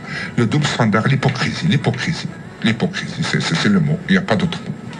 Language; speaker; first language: French; non-native, local second language; Arabic